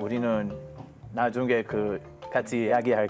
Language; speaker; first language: Korean; non-native, fluent; Hebrew